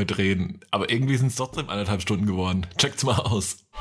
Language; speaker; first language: German; native; German